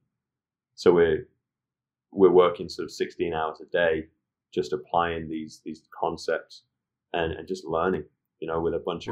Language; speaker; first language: English; native; English